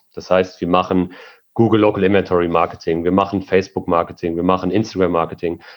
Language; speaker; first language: German; native; German